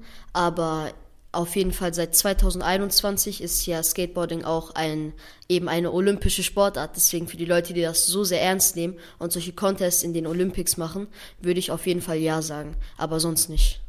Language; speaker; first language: German; native; German